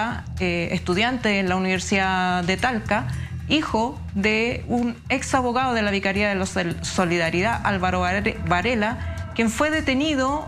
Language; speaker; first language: Spanish; native; Spanish